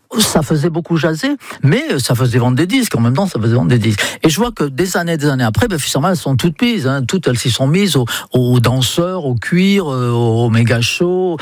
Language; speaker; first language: French; non-native, fluent; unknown